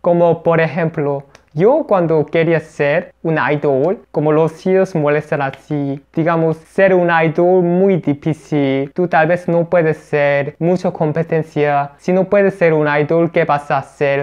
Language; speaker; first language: Spanish; non-native, learner; Korean